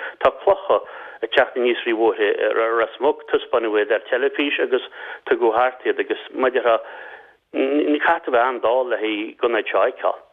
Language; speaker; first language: Irish; native; Irish